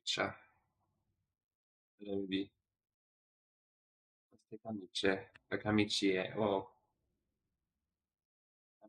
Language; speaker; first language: Italian; non-native, learner; English